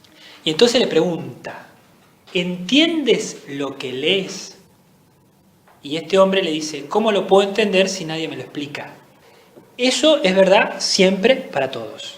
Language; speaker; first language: Spanish; native; Spanish